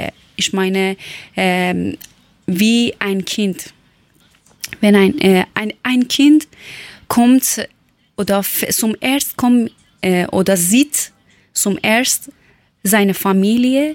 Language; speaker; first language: German; non-native, learner; Persian